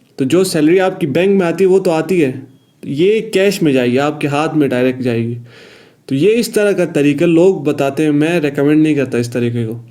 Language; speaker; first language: Urdu; non-native, local second language; Punjabi